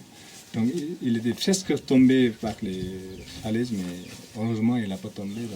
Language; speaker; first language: French; non-native, fluent; Nepali